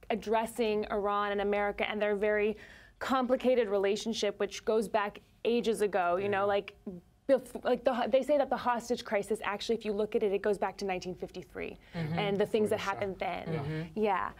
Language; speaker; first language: English; native; English